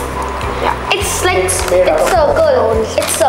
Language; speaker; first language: English; non-native, local second language; Hindi